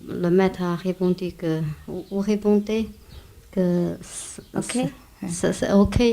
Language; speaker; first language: French; non-native, fluent; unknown